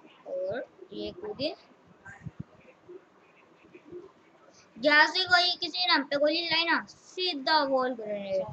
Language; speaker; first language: Hindi; native; Hindi